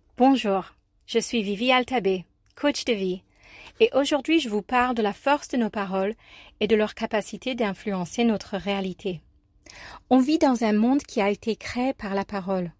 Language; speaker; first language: French; non-native, fluent; English